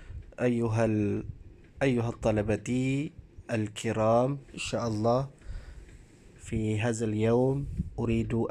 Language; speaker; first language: Arabic; non-native, fluent; Malay